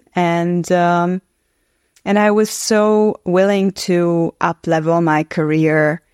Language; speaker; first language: English; non-native, fluent; Hungarian